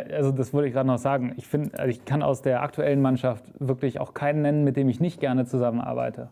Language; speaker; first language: German; native; German